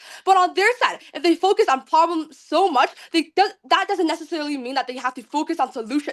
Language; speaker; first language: English; non-native, fluent; Chinese